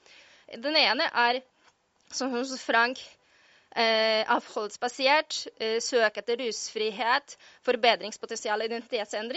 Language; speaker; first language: Norwegian; non-native, fluent; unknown